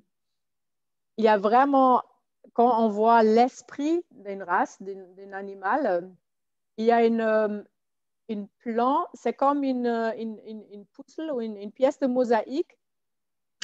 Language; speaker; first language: French; non-native, fluent; German